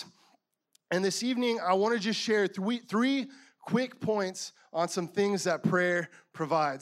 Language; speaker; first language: English; native; English